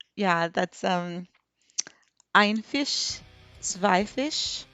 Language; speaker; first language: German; non-native, learner; English